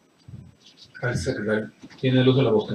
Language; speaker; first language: Spanish; native; Spanish